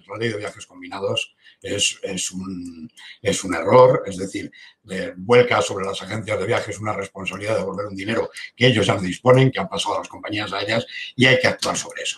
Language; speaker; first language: Spanish; native; Spanish